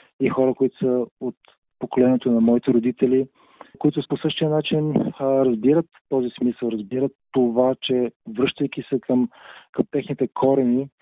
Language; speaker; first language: Bulgarian; native; Bulgarian